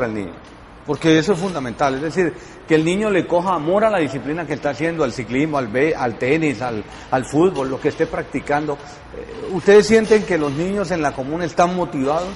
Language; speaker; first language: Spanish; native; Spanish